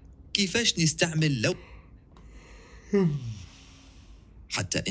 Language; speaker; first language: Arabic; non-native, learner; English